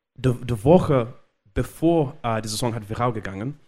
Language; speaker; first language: German; non-native, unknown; Shona